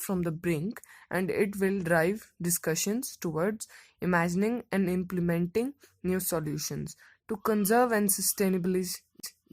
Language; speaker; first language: English; non-native, local second language; Hindi